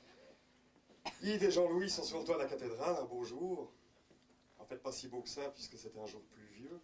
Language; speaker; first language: French; native; French